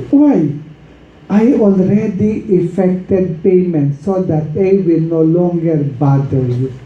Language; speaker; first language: English; non-native, local second language; Filipino